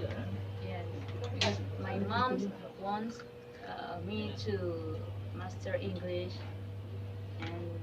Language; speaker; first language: English; non-native, learner; Indonesian